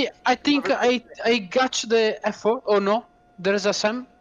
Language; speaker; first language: English; non-native, learner; Italian